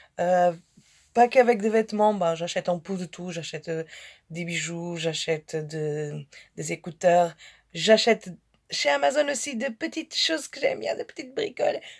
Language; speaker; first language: French; non-native, fluent; Portuguese